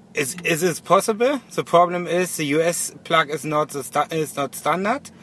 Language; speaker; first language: English; non-native, learner; German